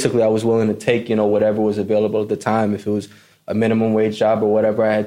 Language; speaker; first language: English; native; English